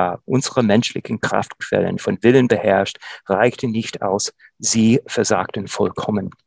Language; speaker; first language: German; non-native, fluent; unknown